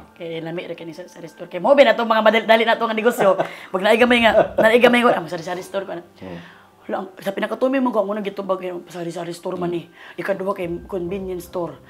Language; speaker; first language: Cebuano; native; Cebuano